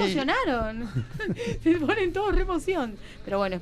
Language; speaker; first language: Spanish; native; Spanish